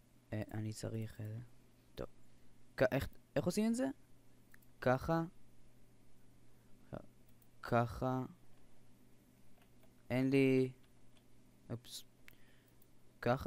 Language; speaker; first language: Hebrew; native; Hebrew